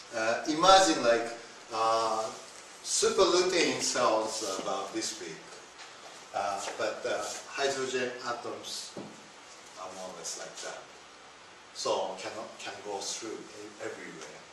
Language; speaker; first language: English; non-native, fluent; Japanese